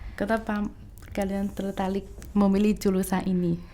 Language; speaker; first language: Indonesian; non-native, fluent; Chinese